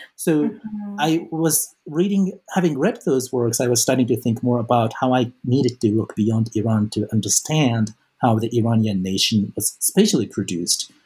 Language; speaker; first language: English; non-native, fluent; Japanese